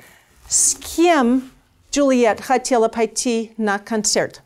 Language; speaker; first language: Russian; non-native, fluent; English